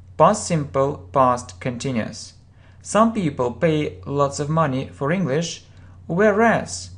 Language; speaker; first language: English; non-native, fluent; Russian